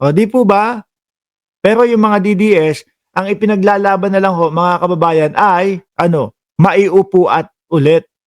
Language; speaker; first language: Filipino; native; Filipino